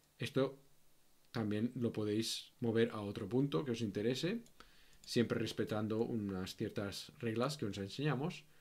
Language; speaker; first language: Spanish; native; Spanish